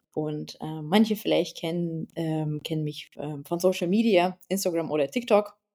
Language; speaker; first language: German; non-native, fluent; Lithuanian